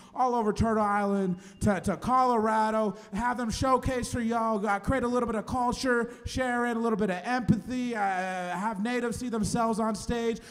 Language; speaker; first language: English; native; English